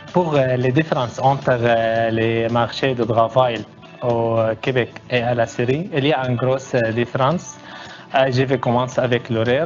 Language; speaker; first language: French; non-native, learner; Arabic